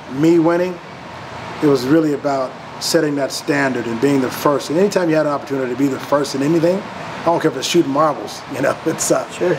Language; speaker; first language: English; native; English